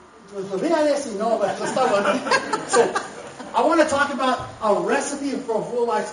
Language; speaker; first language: English; native; English